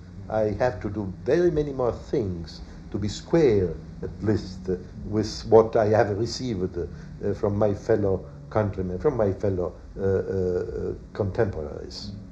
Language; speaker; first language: English; non-native, fluent; Italian